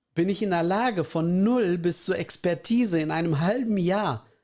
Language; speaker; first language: German; early bilingual, other home language; Russian